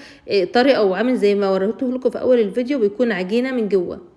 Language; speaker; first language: Arabic; native; Arabic